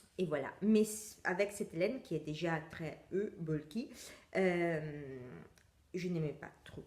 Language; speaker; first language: French; non-native, fluent; Italian